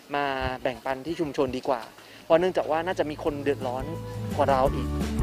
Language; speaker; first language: Thai; non-native, fluent; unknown